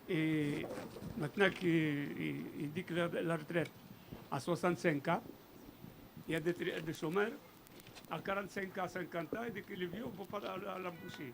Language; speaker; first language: French; non-native, fluent; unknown